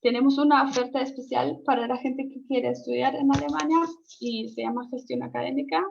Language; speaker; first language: Spanish; non-native, fluent; German